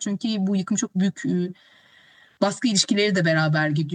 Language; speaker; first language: Turkish; native; Turkish